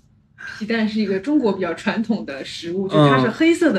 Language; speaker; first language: Chinese; native; Chinese